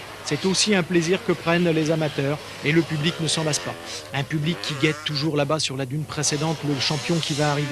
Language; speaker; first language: French; native; French